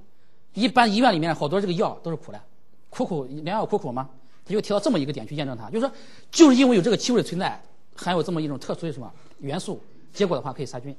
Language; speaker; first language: Chinese; native; Chinese